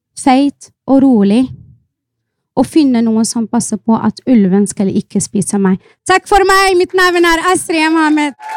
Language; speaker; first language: Norwegian; non-native, fluent; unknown